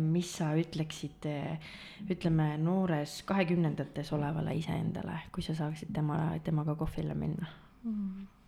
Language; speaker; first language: Estonian; native; Estonian